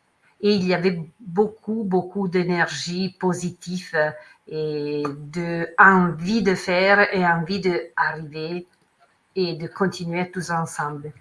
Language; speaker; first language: French; non-native, learner; Italian